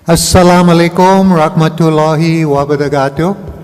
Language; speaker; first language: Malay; non-native, learner; English